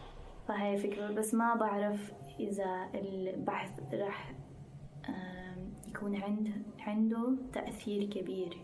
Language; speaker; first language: Arabic; non-native, fluent; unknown